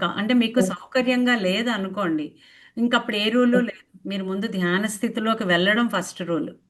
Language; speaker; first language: Telugu; native; Telugu